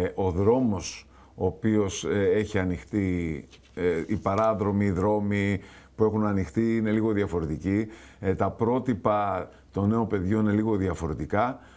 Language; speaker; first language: Greek; native; Greek